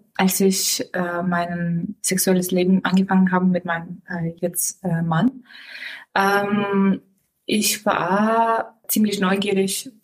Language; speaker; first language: German; non-native, fluent; Romanian